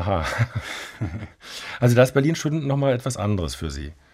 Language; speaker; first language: German; native; German